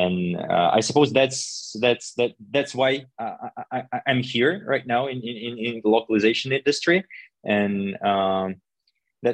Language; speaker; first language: English; non-native, fluent; Russian